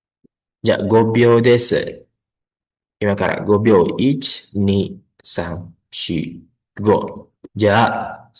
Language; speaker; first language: Japanese; non-native, learner; Indonesian